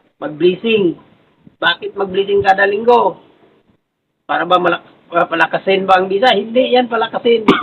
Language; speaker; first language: Filipino; non-native, local second language; Cebuano